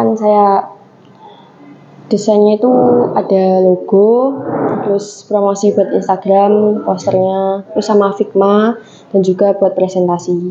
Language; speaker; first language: Indonesian; non-native, local second language; Javanese